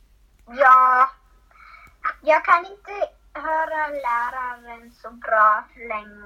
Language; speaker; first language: Swedish; early bilingual, heritage; Swedish